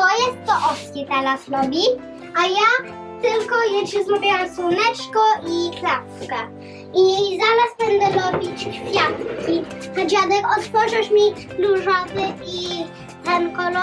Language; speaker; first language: Polish; early bilingual, heritage; Polish